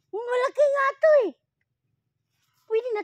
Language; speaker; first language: Filipino; non-native, local second language; Cebuano